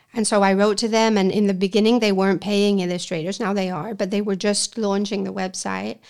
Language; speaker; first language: English; non-native, fluent; Spanish